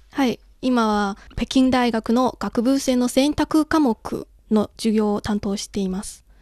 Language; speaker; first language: Japanese; non-native, fluent; Chinese